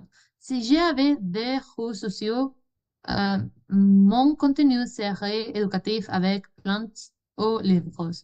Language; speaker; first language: French; non-native, learner; Spanish